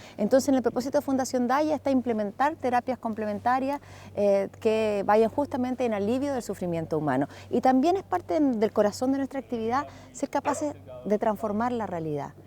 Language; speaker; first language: Spanish; native; Spanish